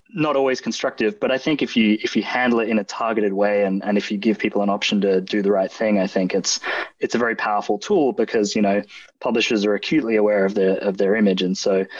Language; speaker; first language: English; native; English